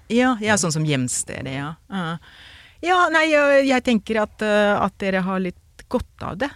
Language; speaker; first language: Norwegian; non-native, fluent; Finnish